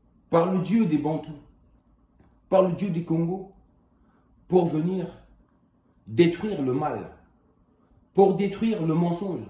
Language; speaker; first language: French; non-native, local second language; Kongo